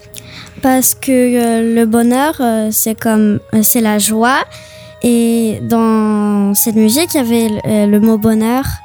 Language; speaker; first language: French; early bilingual, other home language; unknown